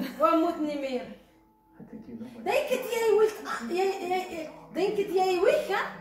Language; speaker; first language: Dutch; non-native, learner; Arabic